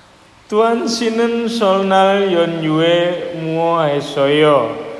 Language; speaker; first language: Korean; non-native, fluent; Indonesian